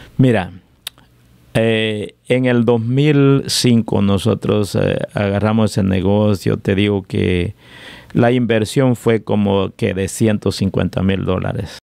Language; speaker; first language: Spanish; native; Spanish